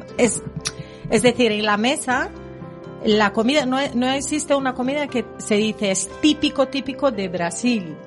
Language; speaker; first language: Spanish; early bilingual, heritage; Spanish